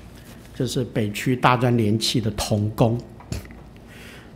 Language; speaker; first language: Chinese; native; Chinese